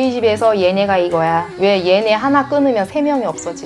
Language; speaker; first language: Korean; native; Korean